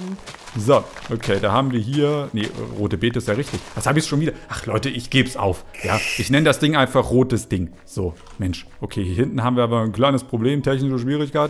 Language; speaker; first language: German; native; German